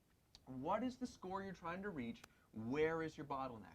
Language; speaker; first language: English; native; English